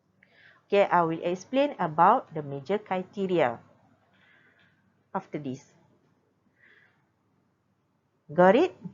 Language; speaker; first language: English; non-native, local second language; Malay